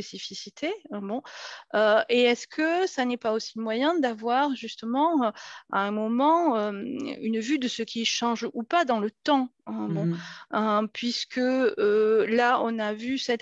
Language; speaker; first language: French; native; French